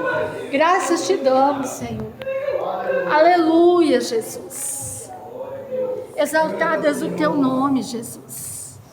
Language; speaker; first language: Portuguese; native; Portuguese